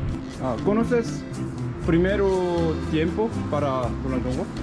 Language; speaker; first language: Spanish; non-native, learner; Korean